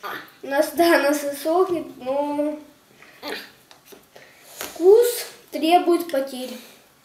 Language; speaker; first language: Russian; native; Russian